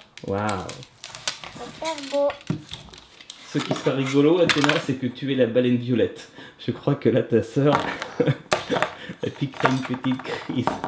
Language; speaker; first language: French; native; French